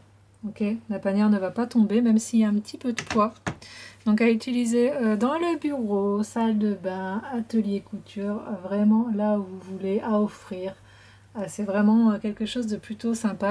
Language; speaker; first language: French; native; French